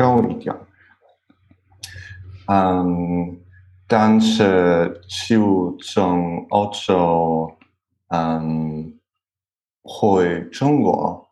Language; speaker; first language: Chinese; non-native, learner; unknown